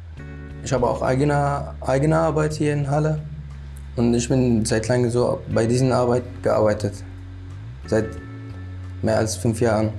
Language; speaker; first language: German; non-native, learner; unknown